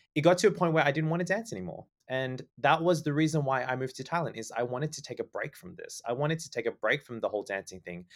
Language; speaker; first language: English; native; English